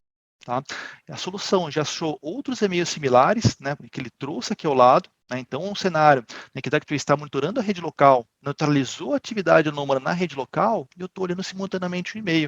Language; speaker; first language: Portuguese; native; Portuguese